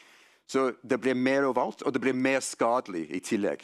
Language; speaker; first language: Norwegian; non-native, fluent; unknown